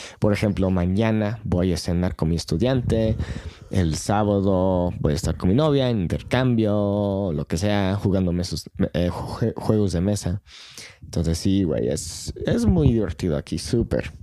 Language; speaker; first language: Spanish; non-native, fluent; English